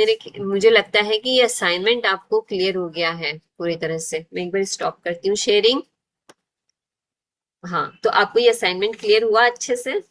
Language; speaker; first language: Hindi; native; Hindi